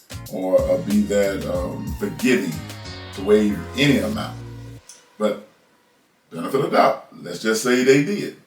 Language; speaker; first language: English; native; English